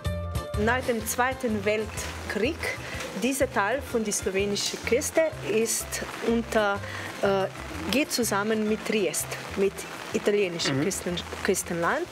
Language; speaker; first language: German; non-native, learner; Slovenian